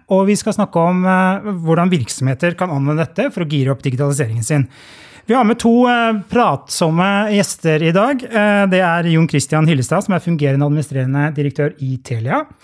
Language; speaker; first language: Norwegian; native; Norwegian